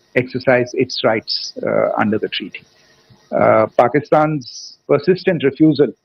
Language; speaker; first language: English; non-native, local second language; Hindi